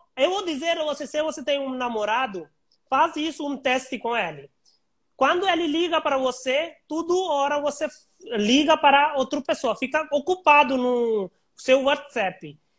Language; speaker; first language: Portuguese; non-native, learner; Hindi